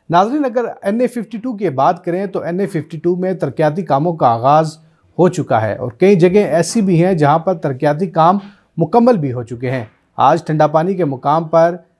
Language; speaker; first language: Urdu; native; Urdu